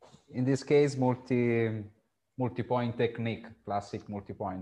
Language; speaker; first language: English; non-native, learner; Italian